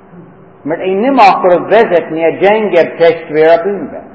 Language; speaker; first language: Hungarian; non-native, fluent; English